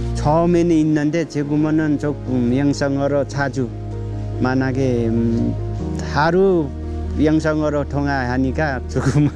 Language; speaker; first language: Korean; non-native, learner; Nepali